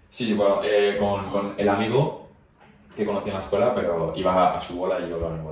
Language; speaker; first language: Spanish; native; Spanish